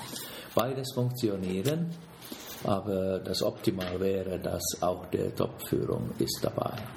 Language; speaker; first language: German; non-native, fluent; Finnish